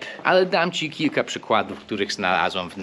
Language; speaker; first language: Polish; non-native, fluent; English